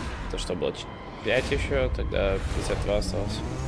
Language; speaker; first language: Russian; early bilingual, heritage; Russian